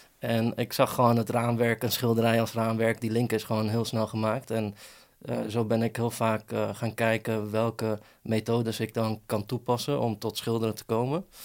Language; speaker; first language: Dutch; early bilingual, other home language; Persian